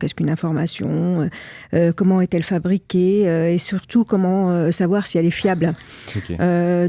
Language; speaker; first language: French; native; French